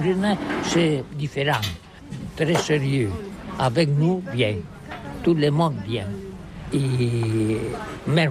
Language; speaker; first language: French; non-native, learner; Catalan